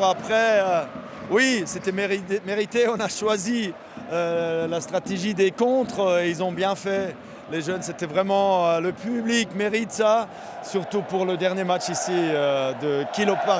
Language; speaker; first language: French; non-native, fluent; German